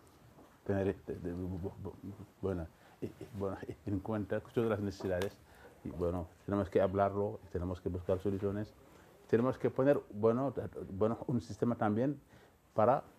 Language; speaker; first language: Spanish; non-native, fluent; Wolof